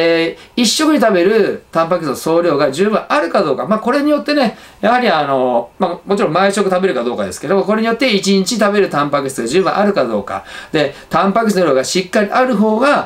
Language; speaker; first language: Japanese; native; Japanese